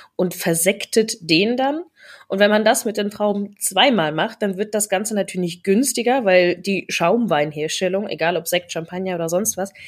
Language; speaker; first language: German; native; German